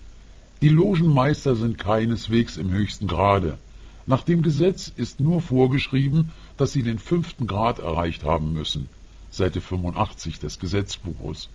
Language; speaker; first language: German; native; German